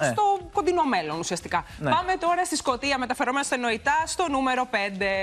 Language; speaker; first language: Greek; native; Greek